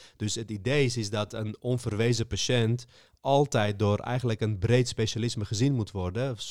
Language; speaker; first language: Dutch; early bilingual, other home language; Armenian